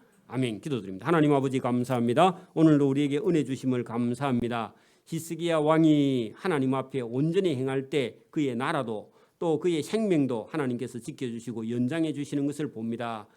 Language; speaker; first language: Korean; native; Korean